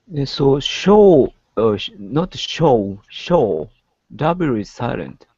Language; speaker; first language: English; non-native, learner; Japanese